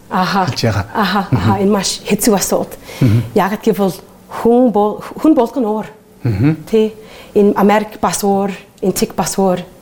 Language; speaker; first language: Mongolian; non-native, learner; English